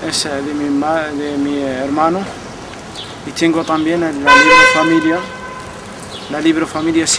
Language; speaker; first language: Spanish; non-native, fluent; Arabic